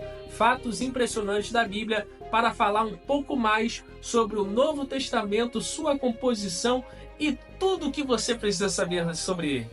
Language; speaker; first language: Portuguese; native; Portuguese